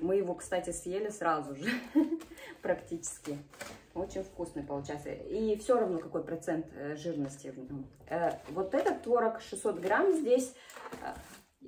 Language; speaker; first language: Russian; native; Russian